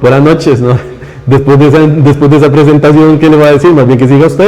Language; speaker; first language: Spanish; native; Spanish